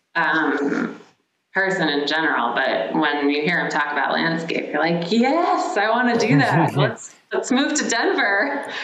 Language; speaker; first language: English; native; English